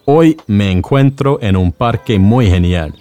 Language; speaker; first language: Spanish; non-native, fluent; English